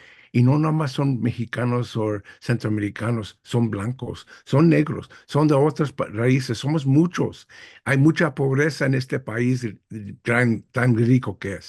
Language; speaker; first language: Spanish; early bilingual, heritage; English